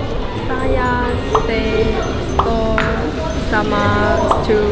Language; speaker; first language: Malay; non-native, learner; Chinese